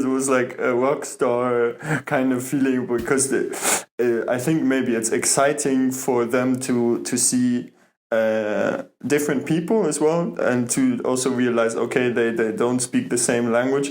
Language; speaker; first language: English; non-native, fluent; German